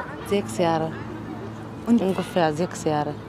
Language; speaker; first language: German; non-native, learner; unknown